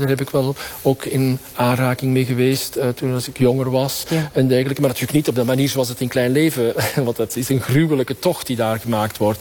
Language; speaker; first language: Dutch; native; Dutch